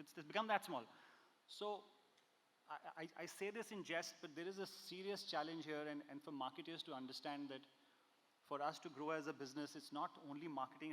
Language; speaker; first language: English; non-native, local second language; Hindi